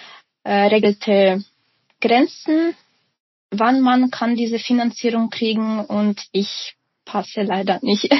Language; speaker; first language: German; non-native, fluent; Ukrainian